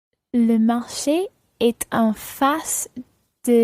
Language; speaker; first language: French; non-native, learner; English